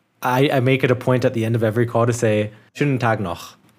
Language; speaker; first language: English; native; English